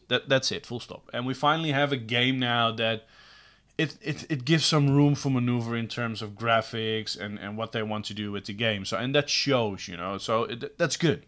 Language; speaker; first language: English; non-native, fluent; Dutch